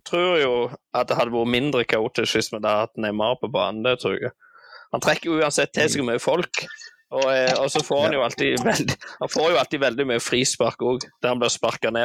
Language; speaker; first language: Norwegian; native; Norwegian